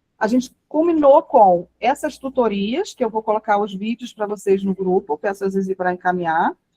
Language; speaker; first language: Portuguese; native; Portuguese